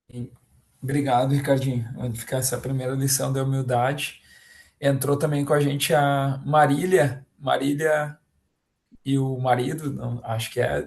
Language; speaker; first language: Portuguese; native; Portuguese